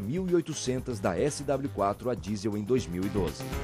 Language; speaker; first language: Portuguese; native; Portuguese